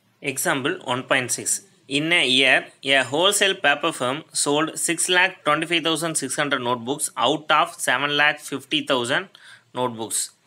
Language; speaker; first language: English; non-native, local second language; Tamil